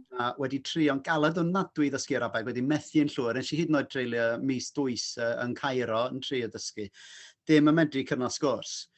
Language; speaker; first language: Welsh; non-native, local second language; English